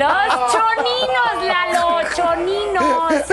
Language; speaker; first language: Spanish; native; Spanish